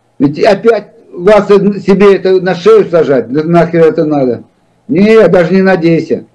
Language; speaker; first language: Russian; native; Russian